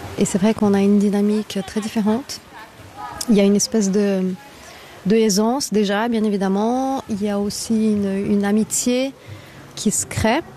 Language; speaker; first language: French; non-native, fluent; Portuguese